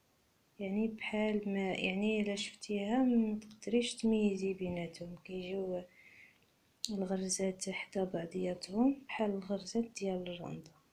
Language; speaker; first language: Arabic; native; Arabic